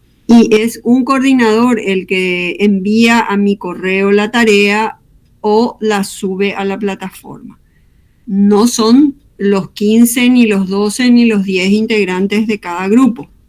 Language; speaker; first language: Spanish; native; Spanish